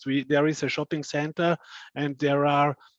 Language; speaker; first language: English; non-native, fluent; German